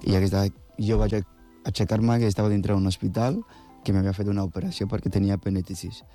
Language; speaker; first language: Catalan; non-native, fluent; Akan